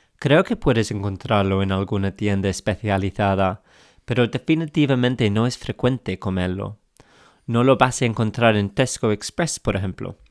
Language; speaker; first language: Spanish; non-native, fluent; English